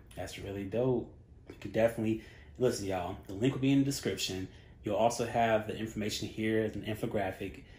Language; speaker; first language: English; native; English